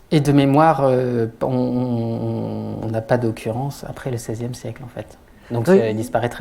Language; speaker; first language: French; native; French